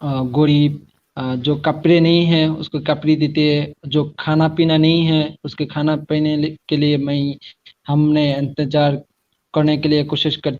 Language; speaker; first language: Hindi; non-native, learner; Bangla